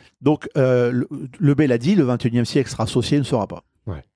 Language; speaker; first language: French; native; French